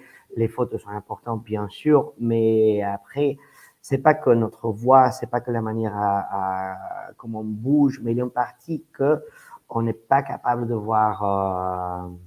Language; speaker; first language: French; non-native, fluent; Spanish